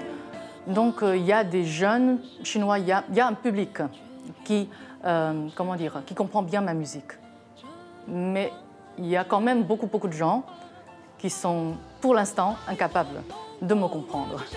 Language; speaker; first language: French; non-native, fluent; Chinese